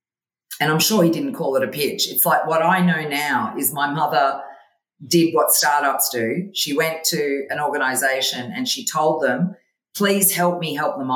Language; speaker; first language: English; early bilingual, other home language; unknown